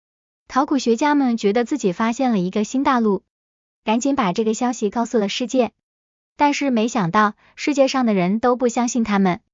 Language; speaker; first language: Chinese; native; Chinese